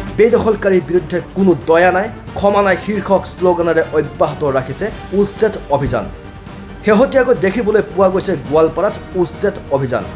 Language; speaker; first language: Assamese; native; Assamese